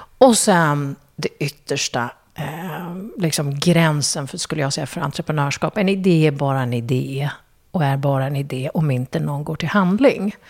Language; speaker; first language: Swedish; early bilingual, other home language; Kurdish